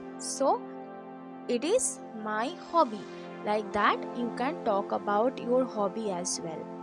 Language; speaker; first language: English; non-native, local second language; Bangla